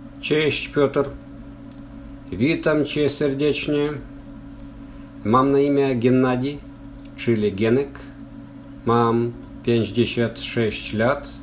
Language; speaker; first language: Polish; non-native, learner; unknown